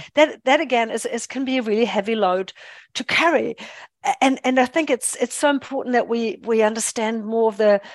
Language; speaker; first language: English; non-native, fluent; German